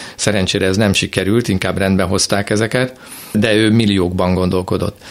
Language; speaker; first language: Hungarian; native; Hungarian